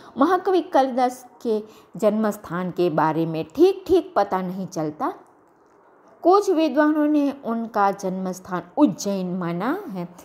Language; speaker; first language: Hindi; non-native, local second language; Gujarati